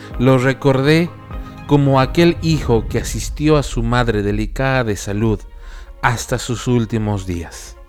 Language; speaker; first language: Spanish; native; Spanish